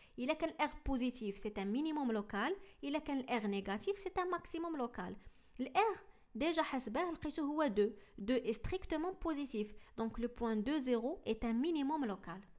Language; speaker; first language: French; non-native, local second language; Arabic